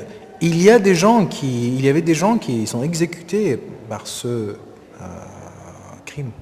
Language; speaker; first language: French; non-native, learner; Persian